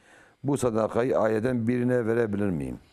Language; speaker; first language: Turkish; non-native, local second language; Kurdish